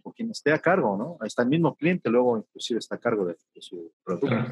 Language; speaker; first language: Spanish; native; Spanish